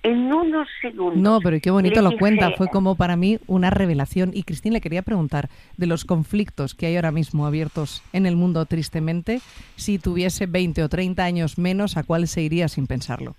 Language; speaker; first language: Spanish; native; Spanish